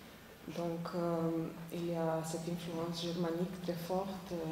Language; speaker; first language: French; non-native, fluent; Slovenian